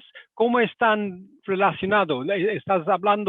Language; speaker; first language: Spanish; non-native, fluent; English